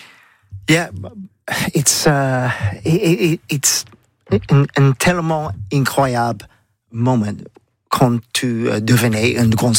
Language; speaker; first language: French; non-native, learner; English